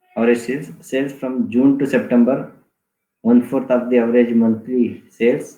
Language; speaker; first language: English; non-native, local second language; Kannada